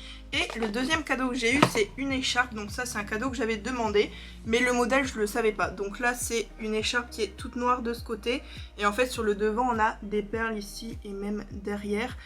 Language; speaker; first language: French; native; French